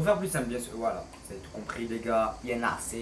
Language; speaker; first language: French; native; French